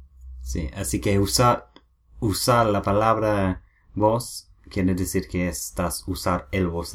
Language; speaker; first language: Spanish; non-native, learner; English